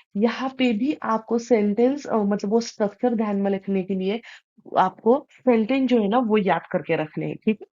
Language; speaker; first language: Hindi; non-native, local second language; Marathi